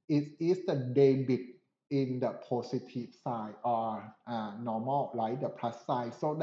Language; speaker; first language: English; non-native, fluent; Thai